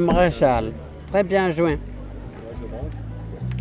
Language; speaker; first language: French; non-native, learner; English